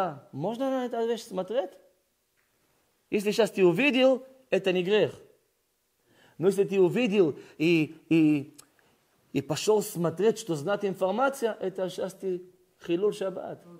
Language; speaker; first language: Russian; early bilingual, heritage; Russian